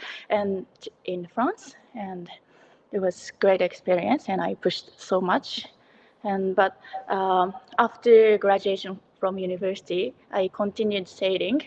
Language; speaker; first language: English; non-native, learner; Japanese